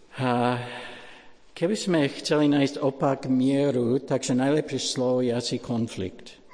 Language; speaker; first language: Slovak; non-native, fluent; English